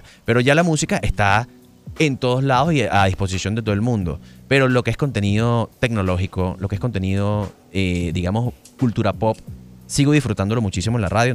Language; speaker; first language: Spanish; native; Spanish